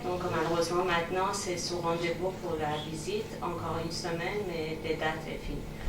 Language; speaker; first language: French; non-native, fluent; Persian